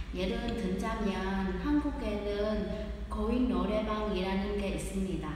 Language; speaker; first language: Korean; non-native, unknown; Vietnamese